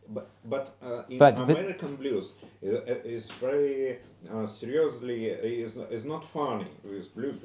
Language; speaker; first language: English; non-native, learner; Russian